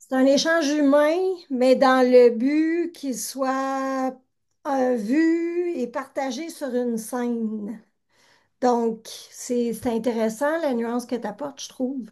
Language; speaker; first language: French; native; French